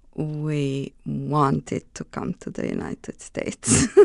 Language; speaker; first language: English; non-native, fluent; Romanian